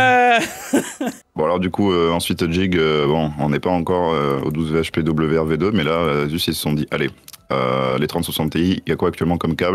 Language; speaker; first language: French; native; French